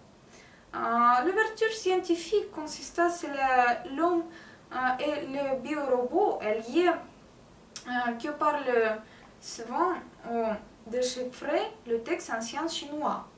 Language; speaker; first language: French; non-native, learner; Russian